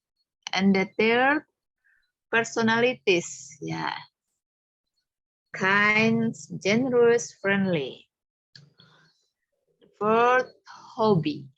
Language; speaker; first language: English; non-native, fluent; Indonesian